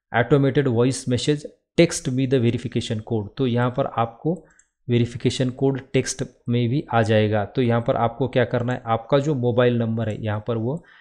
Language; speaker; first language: Hindi; non-native, local second language; Marathi